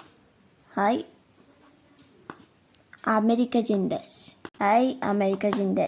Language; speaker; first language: Japanese; non-native, fluent; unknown